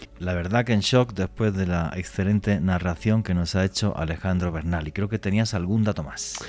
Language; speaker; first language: Spanish; native; Spanish